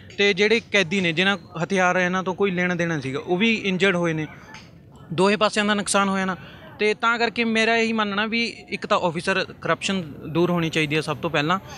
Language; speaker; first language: Punjabi; native; Punjabi